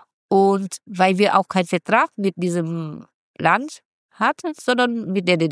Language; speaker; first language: German; non-native, fluent; Vietnamese